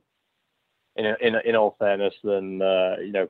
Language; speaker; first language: English; native; English